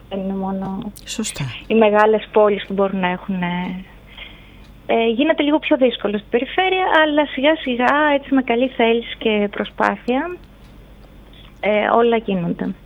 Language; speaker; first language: Greek; native; Greek